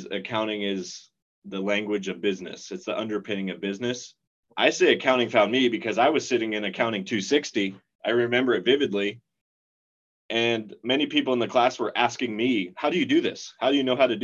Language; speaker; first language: English; native; English